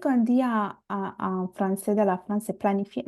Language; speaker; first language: French; non-native, fluent; Bangla